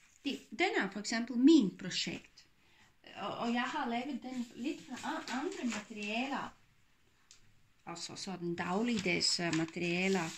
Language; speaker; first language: Danish; non-native, fluent; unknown